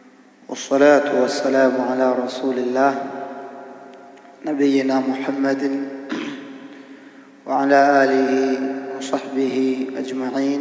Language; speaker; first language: Arabic; non-native, fluent; Swahili